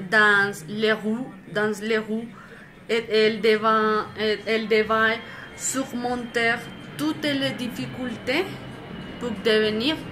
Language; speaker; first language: French; non-native, fluent; Spanish